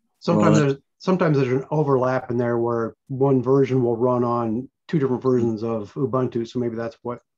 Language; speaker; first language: English; native; English